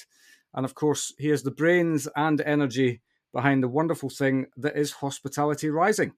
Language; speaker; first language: English; native; English